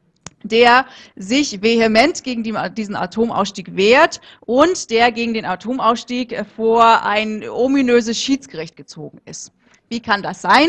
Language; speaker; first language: German; native; German